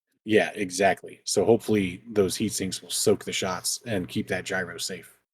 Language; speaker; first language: English; native; English